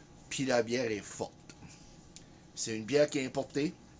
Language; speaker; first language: French; early bilingual, heritage; French